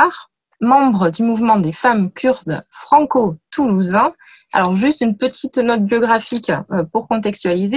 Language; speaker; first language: French; native; French